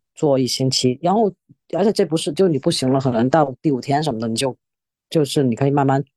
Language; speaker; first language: Chinese; non-native, local second language; Cantonese